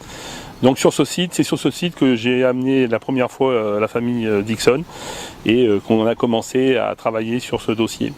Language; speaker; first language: French; native; French